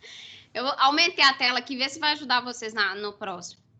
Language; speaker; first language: Portuguese; native; Portuguese